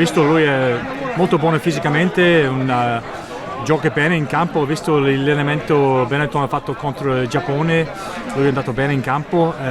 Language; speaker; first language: Italian; non-native, learner; English